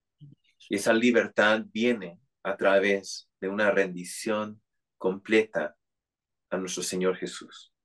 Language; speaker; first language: Spanish; non-native, fluent; English